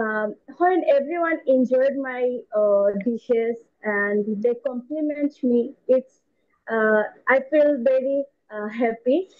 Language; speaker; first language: English; non-native, learner; Bangla